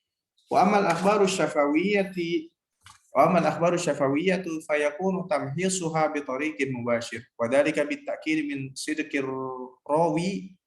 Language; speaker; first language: Arabic; non-native, learner; Indonesian